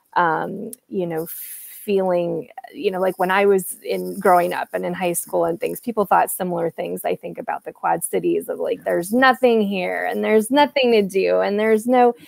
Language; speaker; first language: English; native; English